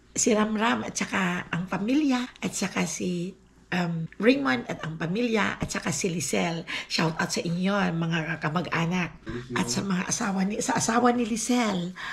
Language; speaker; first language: Filipino; non-native, local second language; Aklanon